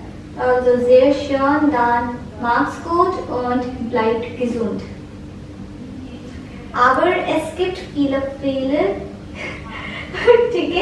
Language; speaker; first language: German; non-native, fluent; Hindi